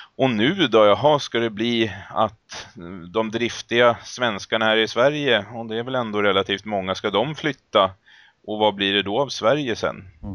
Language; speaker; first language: Swedish; native; Swedish